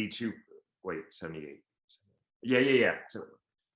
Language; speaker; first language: English; native; English